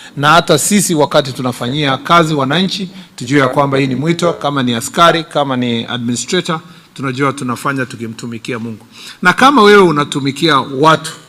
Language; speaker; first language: Swahili; non-native, local second language; Kalenjin